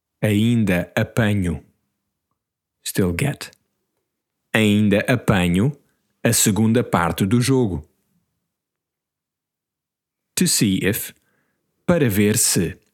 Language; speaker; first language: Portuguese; non-native, learner; English